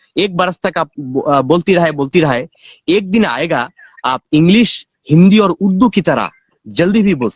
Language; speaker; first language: Hindi; non-native, learner; Bangla